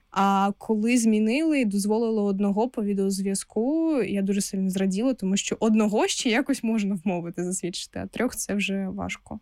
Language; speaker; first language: Ukrainian; non-native, local second language; Russian